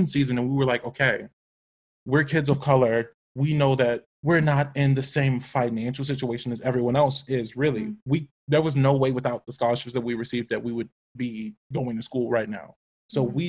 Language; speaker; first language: English; native; English